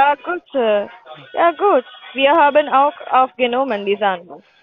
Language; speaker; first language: German; non-native, learner; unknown